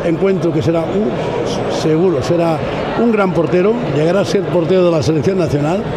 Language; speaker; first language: Spanish; non-native, local second language; Catalan